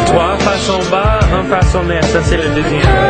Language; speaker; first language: French; non-native, learner; English